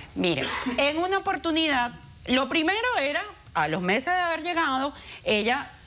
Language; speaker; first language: Spanish; native; Spanish